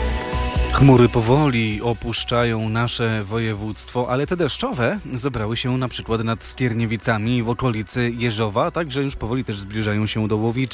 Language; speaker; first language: Polish; native; Polish